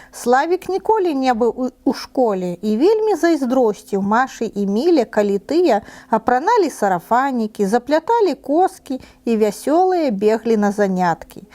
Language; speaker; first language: Belarusian; non-native, local second language; Russian